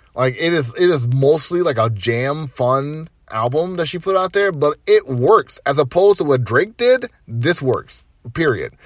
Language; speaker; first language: English; native; English